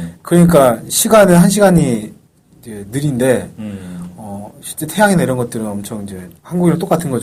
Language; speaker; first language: Korean; native; Korean